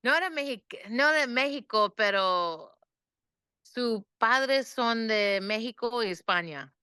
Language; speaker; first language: Spanish; early bilingual, heritage; Spanish